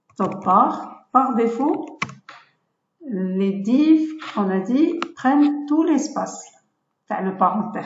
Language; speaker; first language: French; non-native, local second language; Arabic